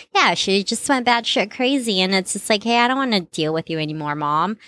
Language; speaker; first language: English; non-native, local second language; Filipino